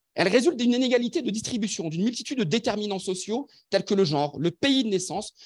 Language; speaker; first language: French; non-native, local second language; Arabic